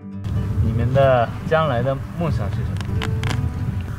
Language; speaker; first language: Chinese; non-native, fluent; Japanese